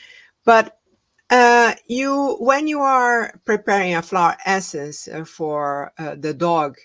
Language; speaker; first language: English; non-native, fluent; Portuguese